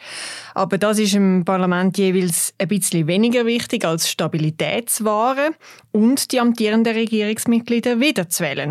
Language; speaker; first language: German; native; German